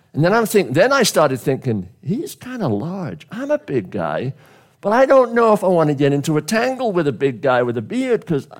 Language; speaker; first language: English; native; English